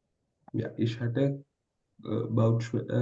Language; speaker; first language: German; non-native, learner; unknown